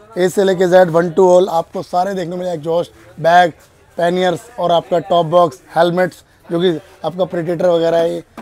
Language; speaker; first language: Hindi; native; Hindi